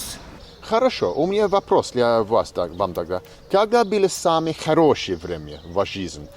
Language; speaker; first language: Russian; non-native, fluent; English